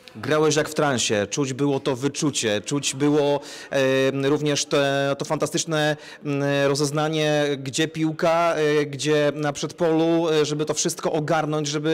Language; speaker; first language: Polish; native; Polish